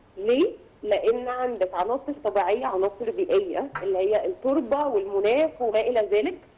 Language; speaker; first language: Arabic; native; Arabic